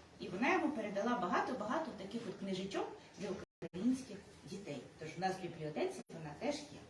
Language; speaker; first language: Ukrainian; native; Ukrainian